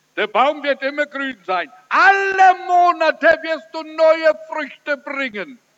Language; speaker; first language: German; early bilingual, heritage; German